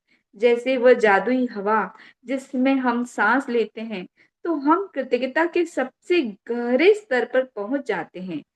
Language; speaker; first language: Hindi; native; Hindi